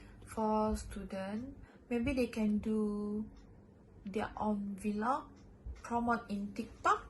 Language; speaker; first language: English; non-native, local second language; Malay